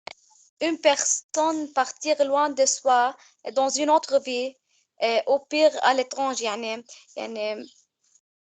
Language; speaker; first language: French; non-native, learner; Arabic